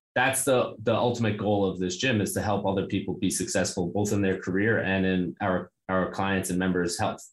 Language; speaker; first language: English; native; English